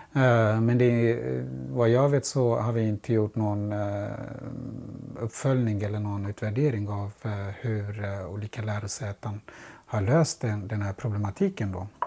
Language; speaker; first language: Swedish; non-native, fluent; Central Kurdish